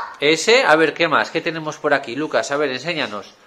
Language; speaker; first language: Spanish; native; Spanish